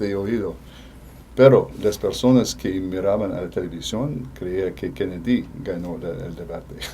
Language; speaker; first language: Spanish; non-native, fluent; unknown